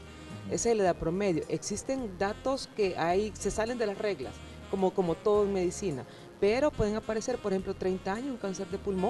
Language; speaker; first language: Spanish; native; Spanish